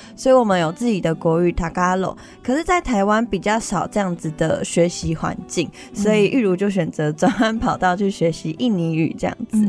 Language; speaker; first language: Chinese; early bilingual, other home language; Filipino